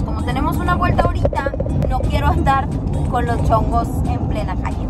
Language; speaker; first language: Spanish; native; Spanish